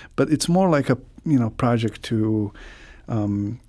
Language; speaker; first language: English; non-native, fluent; Croatian